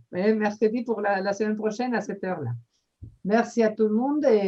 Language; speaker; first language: French; non-native, fluent; Spanish